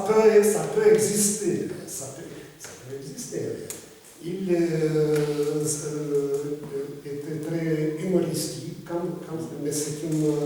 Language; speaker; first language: French; non-native, fluent; Russian